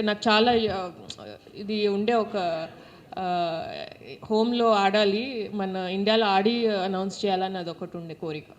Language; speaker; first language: Telugu; non-native, local second language; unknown